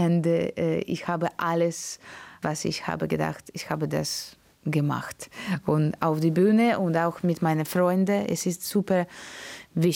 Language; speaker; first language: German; non-native, learner; Russian